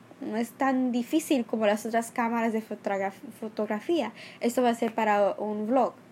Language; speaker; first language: Spanish; early bilingual, heritage; Spanish